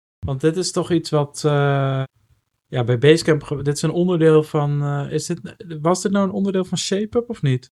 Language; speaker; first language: Dutch; native; Dutch